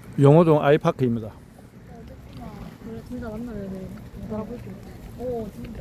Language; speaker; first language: Korean; native; Korean